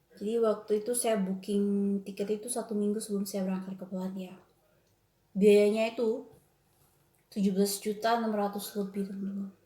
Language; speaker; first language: Indonesian; native; Indonesian